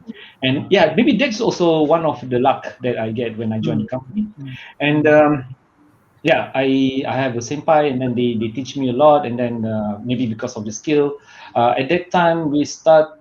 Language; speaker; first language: English; non-native, learner; Malay